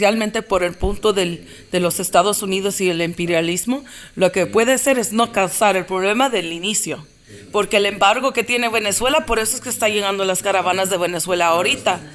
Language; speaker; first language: Spanish; early bilingual, heritage; Spanish